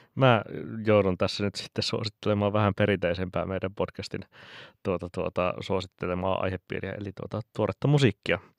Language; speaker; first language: Finnish; native; Finnish